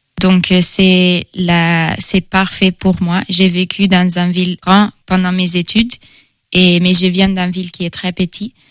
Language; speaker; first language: French; non-native, fluent; Italian